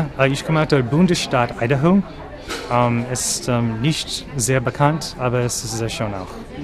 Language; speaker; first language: German; non-native, learner; English